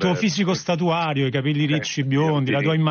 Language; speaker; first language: Italian; native; Italian